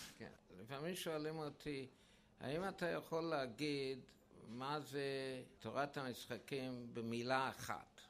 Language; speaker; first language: Hebrew; non-native, fluent; English